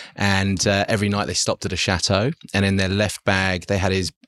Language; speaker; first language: English; early bilingual, other home language; German